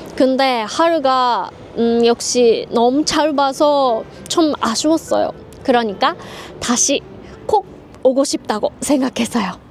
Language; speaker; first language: Korean; non-native, learner; Japanese